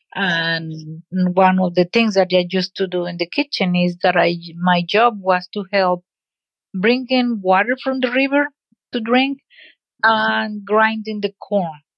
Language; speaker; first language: English; non-native, fluent; Spanish